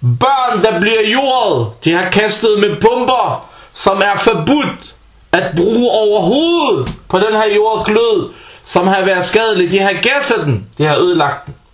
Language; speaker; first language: Danish; early bilingual, other home language; Arabic